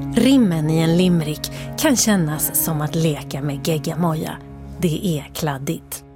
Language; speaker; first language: Swedish; native; Swedish